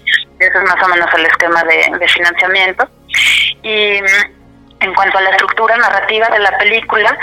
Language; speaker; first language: Spanish; native; Spanish